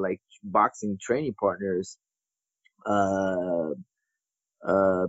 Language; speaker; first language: English; non-native, fluent; Portuguese